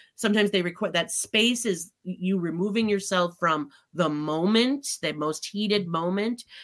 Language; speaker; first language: English; native; English